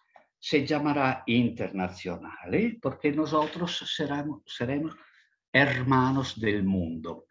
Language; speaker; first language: Spanish; non-native, fluent; Italian